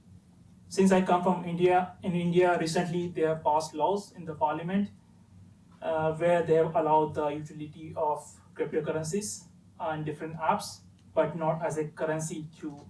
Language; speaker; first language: English; non-native, fluent; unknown